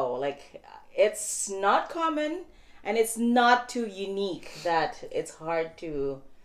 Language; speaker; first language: English; non-native, local second language; Cebuano